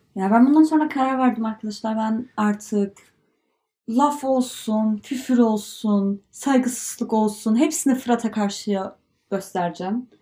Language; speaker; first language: Turkish; early bilingual, heritage; Turkish